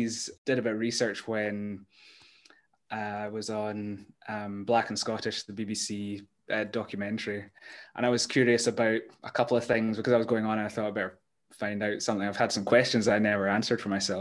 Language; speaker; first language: English; native; English